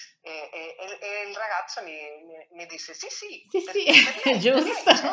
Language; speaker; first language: Italian; non-native, fluent; Spanish